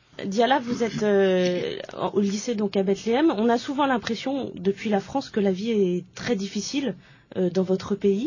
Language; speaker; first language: French; native; French